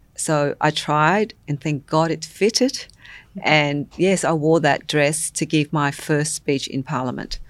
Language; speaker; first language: English; non-native, local second language; Vietnamese